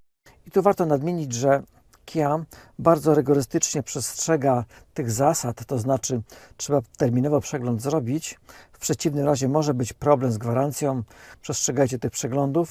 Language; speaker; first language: Polish; native; Polish